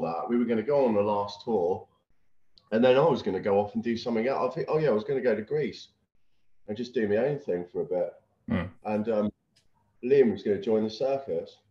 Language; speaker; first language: English; native; English